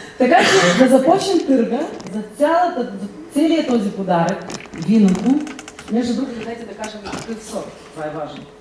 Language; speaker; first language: Bulgarian; early bilingual, heritage; Bulgarian